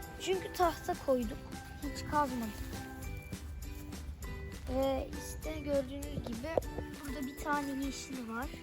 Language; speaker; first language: Turkish; early bilingual, heritage; Turkish